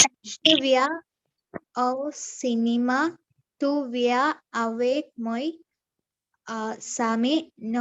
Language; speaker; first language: French; non-native, learner; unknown